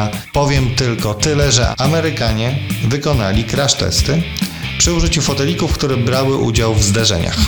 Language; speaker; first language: Polish; native; Polish